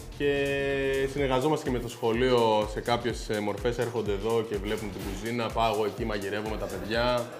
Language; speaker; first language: Greek; early bilingual, heritage; Greek